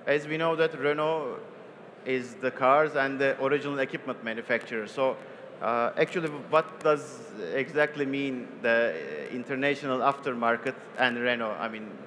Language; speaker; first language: English; non-native, fluent; Turkish